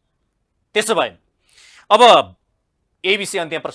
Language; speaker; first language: Nepali; native; Nepali